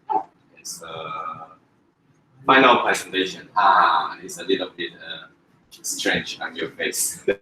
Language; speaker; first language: English; non-native, fluent; Chinese